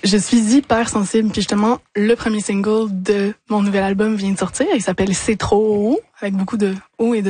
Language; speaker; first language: French; native; French